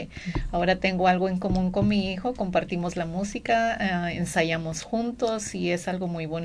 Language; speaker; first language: Spanish; native; Spanish